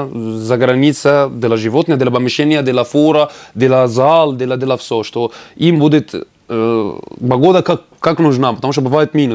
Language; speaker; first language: Russian; non-native, learner; Arabic